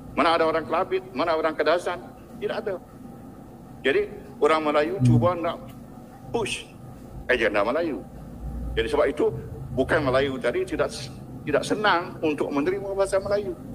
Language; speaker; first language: Malay; non-native, local second language; Iban